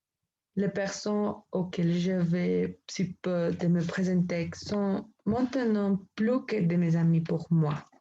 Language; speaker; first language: French; non-native, learner; Spanish